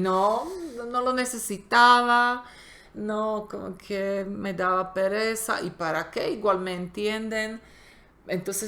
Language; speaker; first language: Spanish; non-native, fluent; Slovak